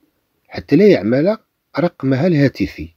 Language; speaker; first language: Arabic; native; Arabic